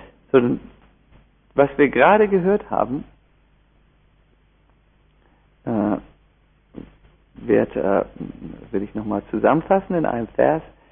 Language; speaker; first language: German; native; German